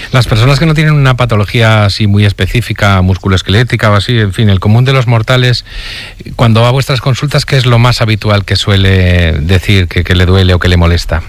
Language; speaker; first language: Spanish; native; Spanish